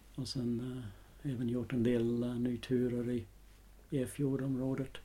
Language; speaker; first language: Swedish; non-native, fluent; English